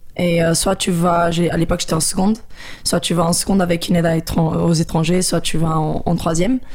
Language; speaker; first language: French; non-native, fluent; Portuguese